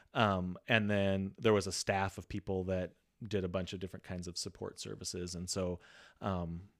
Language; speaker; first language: English; native; English